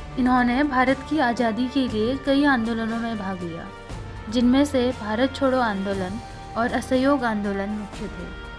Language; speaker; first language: Hindi; native; Hindi